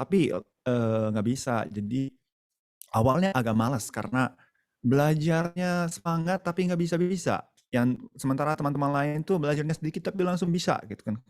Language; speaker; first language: Indonesian; non-native, fluent; Japanese